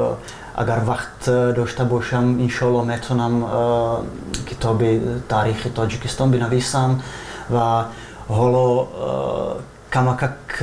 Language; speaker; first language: Persian; non-native, fluent; Czech